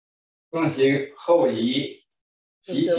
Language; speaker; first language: Chinese; native; Chinese